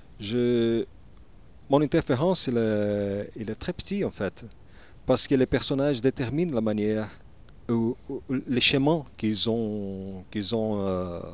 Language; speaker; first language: French; non-native, learner; Portuguese